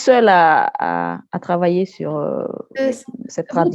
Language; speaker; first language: French; non-native, local second language; Fula